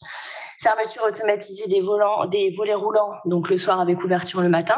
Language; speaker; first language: French; native; French